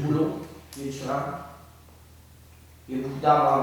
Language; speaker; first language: French; native; French